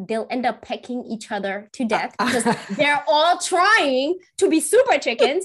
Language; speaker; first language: English; non-native, local second language; Kikuyu